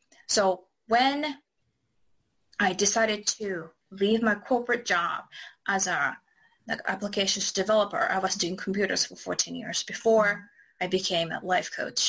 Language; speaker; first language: English; non-native, fluent; Japanese